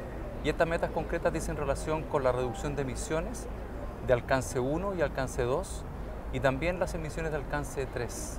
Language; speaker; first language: Spanish; native; Spanish